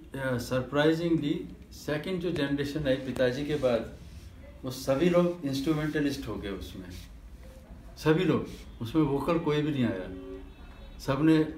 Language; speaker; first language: Hindi; native; Hindi